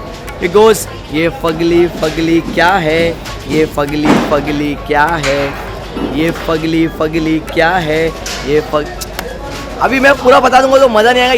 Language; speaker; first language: Hindi; native; Hindi